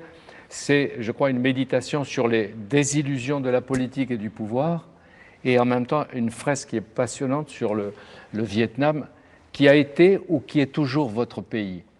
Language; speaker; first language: French; native; French